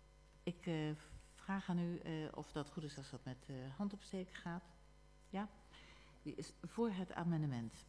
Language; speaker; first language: Dutch; native; Dutch